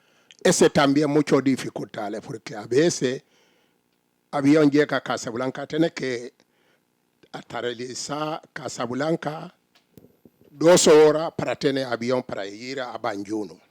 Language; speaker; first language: Spanish; non-native, learner; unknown